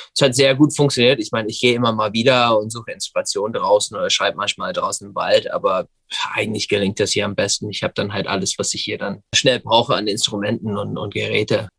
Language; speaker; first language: German; non-native, fluent; English